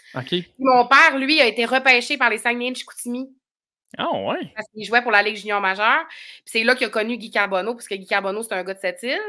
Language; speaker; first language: French; native; French